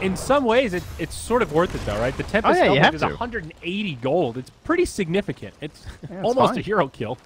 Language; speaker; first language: English; native; English